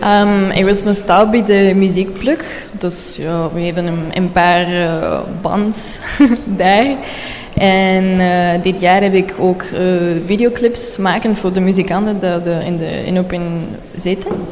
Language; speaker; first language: Dutch; non-native, learner; Spanish